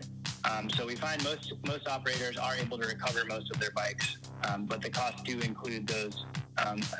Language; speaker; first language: English; native; English